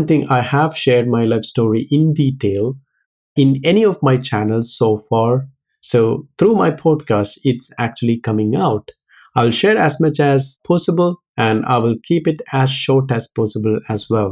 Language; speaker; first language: English; non-native, local second language; Malayalam